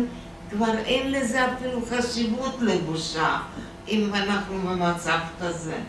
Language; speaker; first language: Hebrew; non-native, fluent; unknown